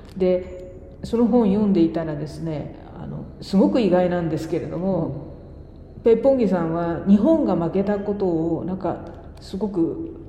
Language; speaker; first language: Japanese; native; Japanese